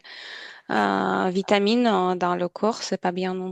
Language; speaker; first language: French; non-native, learner; Ukrainian